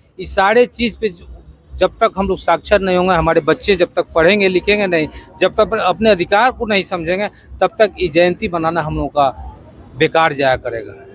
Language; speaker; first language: Hindi; native; Hindi